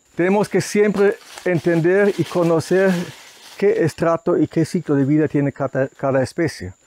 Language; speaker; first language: Spanish; non-native, fluent; German